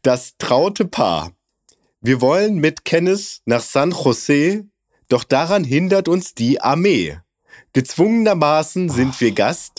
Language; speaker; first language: German; native; German